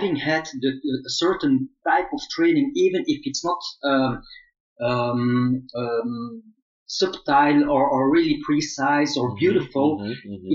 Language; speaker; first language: English; non-native, fluent; Dutch